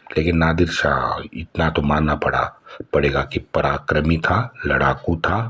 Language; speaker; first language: Hindi; non-native, local second language; Marathi